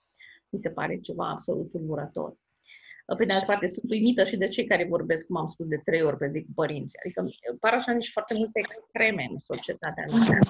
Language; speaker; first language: Romanian; native; Romanian